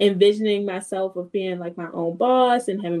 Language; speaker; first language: English; native; English